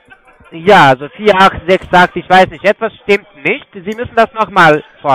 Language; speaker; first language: German; non-native, fluent; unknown